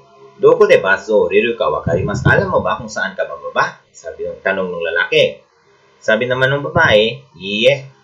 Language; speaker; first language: Japanese; non-native, learner; Filipino